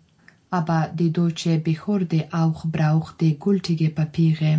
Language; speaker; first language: German; non-native, fluent; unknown